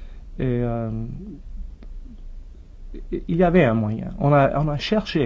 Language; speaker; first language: French; non-native, fluent; English